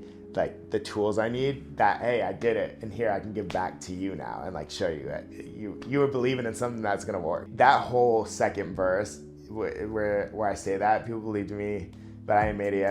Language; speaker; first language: English; native; English